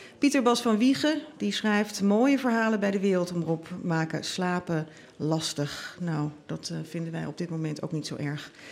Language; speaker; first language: Dutch; native; Dutch